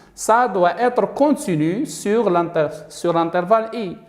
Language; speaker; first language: French; non-native, local second language; Arabic